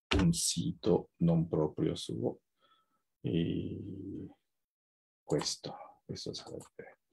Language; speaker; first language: Italian; non-native, fluent; Japanese